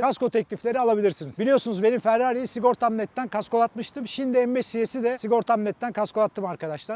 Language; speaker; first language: Turkish; native; Turkish